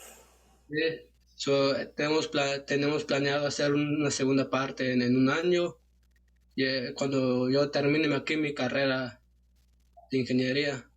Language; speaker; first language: Spanish; non-native, local second language; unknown